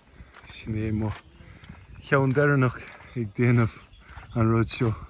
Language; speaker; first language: Irish; non-native, learner; English